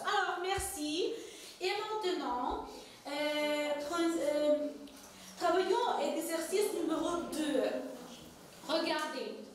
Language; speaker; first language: French; non-native, fluent; Ukrainian